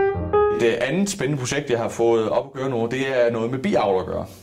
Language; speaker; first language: Danish; native; Danish